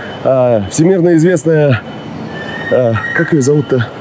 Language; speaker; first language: Russian; native; Russian